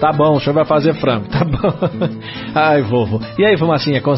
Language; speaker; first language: Portuguese; native; Portuguese